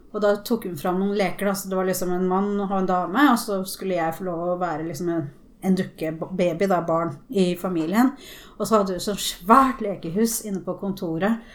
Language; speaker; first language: Norwegian; early bilingual, other home language; Spanish